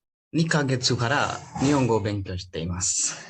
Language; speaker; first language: Japanese; non-native, learner; Hindi